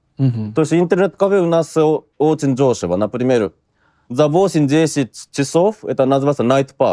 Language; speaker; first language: Russian; non-native, fluent; Japanese